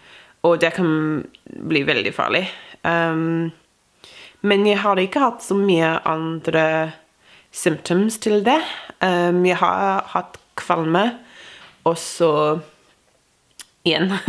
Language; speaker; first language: Norwegian; non-native, fluent; English